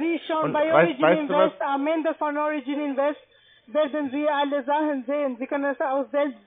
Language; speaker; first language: German; non-native, fluent; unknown